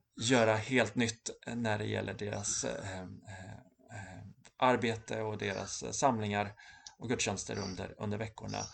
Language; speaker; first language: Swedish; native; Swedish